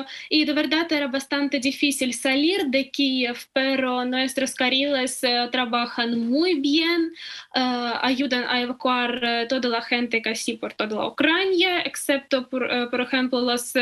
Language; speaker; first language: Spanish; non-native, fluent; Ukrainian